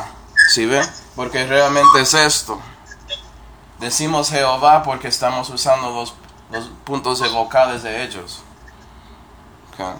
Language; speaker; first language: Spanish; non-native, fluent; English